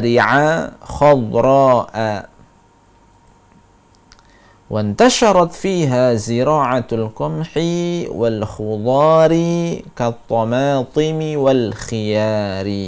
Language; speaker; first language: Arabic; non-native, fluent; Indonesian